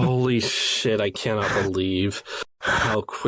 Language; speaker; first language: English; native; English